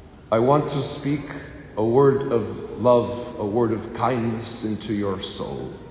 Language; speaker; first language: English; native; English